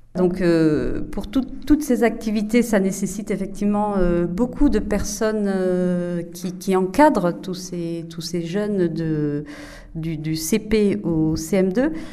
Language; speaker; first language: French; native; French